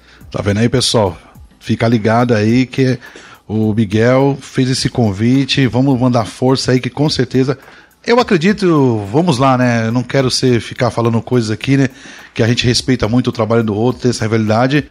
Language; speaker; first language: Portuguese; native; Portuguese